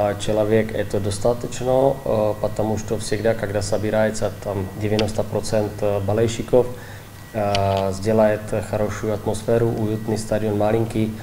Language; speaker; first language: Russian; non-native, learner; Czech